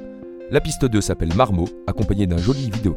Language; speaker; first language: French; native; French